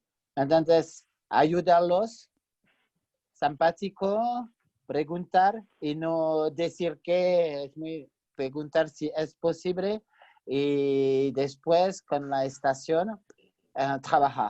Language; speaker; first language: Spanish; non-native, fluent; French